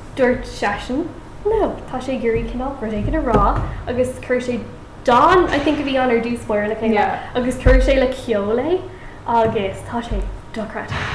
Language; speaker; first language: Irish; non-native, local second language; English